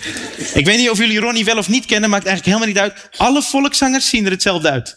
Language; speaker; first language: Dutch; native; Dutch